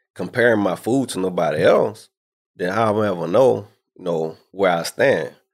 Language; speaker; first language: English; native; English